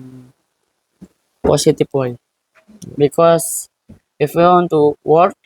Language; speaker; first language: English; non-native, learner; Indonesian